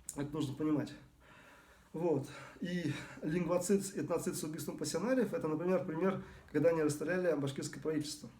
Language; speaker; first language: Russian; non-native, local second language; Bashkir